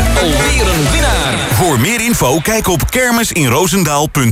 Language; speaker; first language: Dutch; native; Dutch